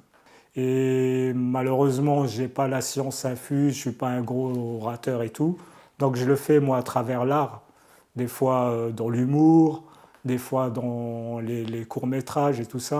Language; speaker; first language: French; early bilingual, other home language; Arabic